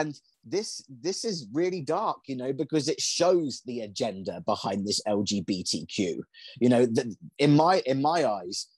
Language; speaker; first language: English; native; English